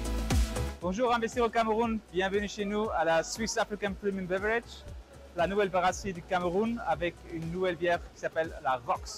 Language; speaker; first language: French; non-native, local second language; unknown